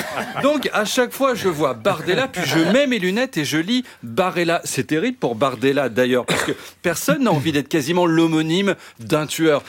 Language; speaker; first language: French; native; French